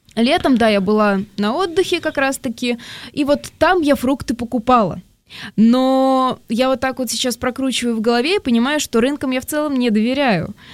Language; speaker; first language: Russian; native; Russian